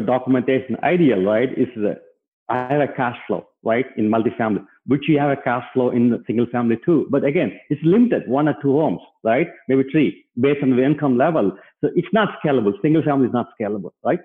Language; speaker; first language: English; non-native, local second language; Telugu